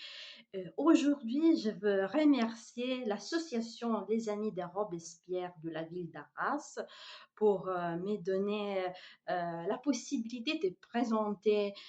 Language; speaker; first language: French; non-native, fluent; Italian